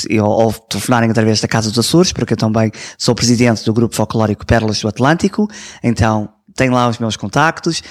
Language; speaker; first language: Portuguese; early bilingual, heritage; English